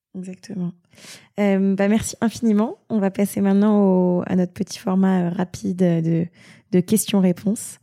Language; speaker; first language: French; native; French